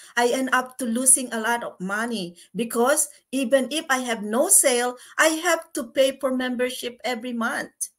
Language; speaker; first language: English; non-native, local second language; Filipino